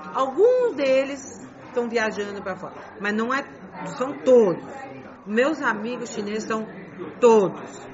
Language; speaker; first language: Portuguese; early bilingual, heritage; Portuguese